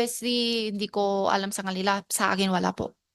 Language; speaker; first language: Filipino; non-native, learner; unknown